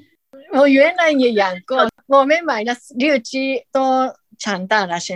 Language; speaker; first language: Chinese; non-native, fluent; Japanese